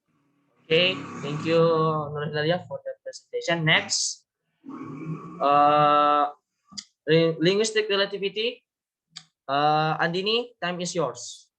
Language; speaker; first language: English; non-native, learner; Indonesian